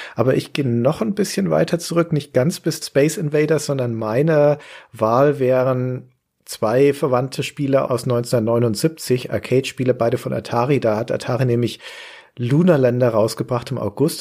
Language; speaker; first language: German; native; German